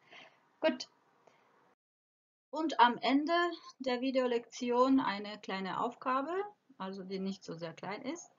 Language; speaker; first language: German; non-native, fluent; Croatian